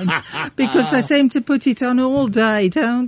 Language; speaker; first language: English; native; English